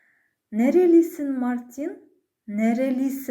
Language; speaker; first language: Turkish; non-native, fluent; Kazakh